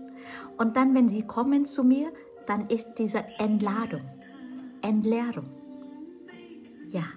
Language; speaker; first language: German; non-native, fluent; Vietnamese